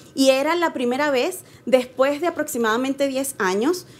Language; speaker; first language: Spanish; native; Spanish